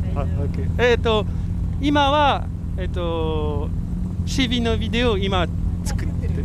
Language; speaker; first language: Japanese; non-native, learner; French